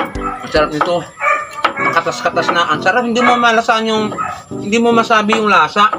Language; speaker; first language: Filipino; non-native, local second language; Iloko